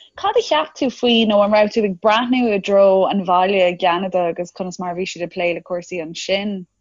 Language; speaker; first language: Irish; non-native, local second language; English